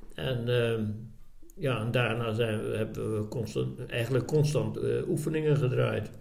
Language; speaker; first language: Dutch; native; Dutch